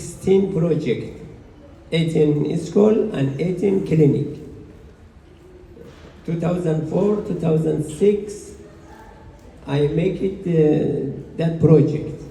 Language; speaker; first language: English; non-native, learner; Persian